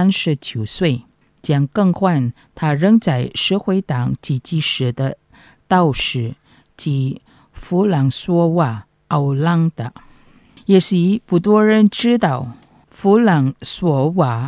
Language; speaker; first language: Chinese; non-native, fluent; Indonesian